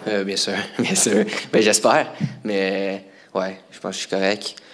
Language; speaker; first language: French; native; French